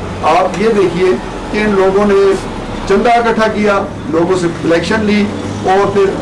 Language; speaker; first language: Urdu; non-native, local second language; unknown